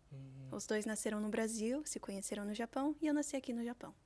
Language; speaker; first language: Portuguese; early bilingual, heritage; Portuguese